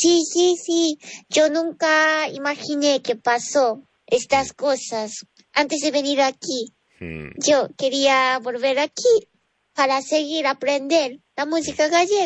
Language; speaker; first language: Spanish; non-native, learner; Japanese